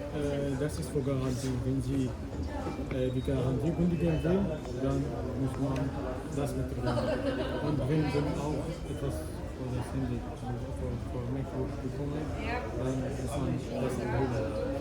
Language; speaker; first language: German; non-native, learner; Arabic